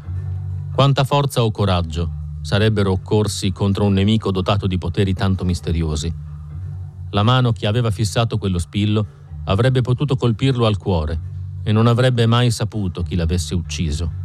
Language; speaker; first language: Italian; native; Italian